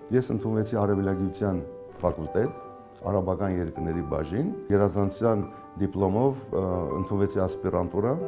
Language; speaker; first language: Armenian; early bilingual, heritage; Armenian